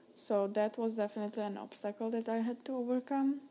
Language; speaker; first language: English; non-native, fluent; Czech